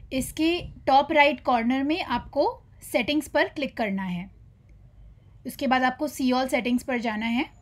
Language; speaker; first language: Hindi; native; Hindi